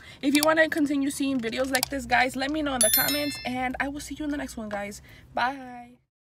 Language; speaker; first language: English; early bilingual, other home language; Spanish